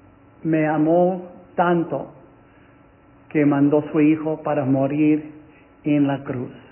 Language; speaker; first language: Spanish; non-native, fluent; English